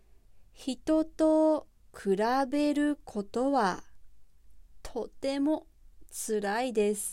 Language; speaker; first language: Japanese; native; Japanese